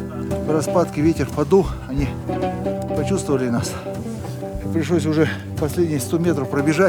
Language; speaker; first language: Russian; native; Russian